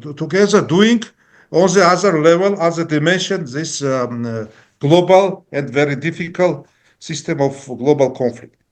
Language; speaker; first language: English; non-native, learner; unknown